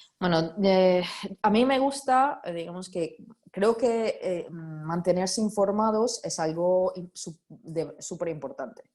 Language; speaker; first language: Spanish; non-native, fluent; Italian